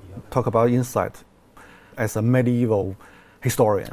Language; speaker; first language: English; non-native, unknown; Chinese